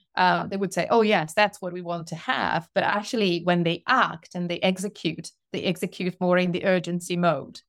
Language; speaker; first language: English; non-native, fluent; Italian